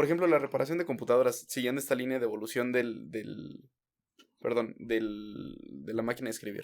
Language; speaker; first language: Spanish; native; Spanish